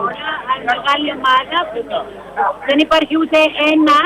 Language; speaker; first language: Greek; non-native, learner; Spanish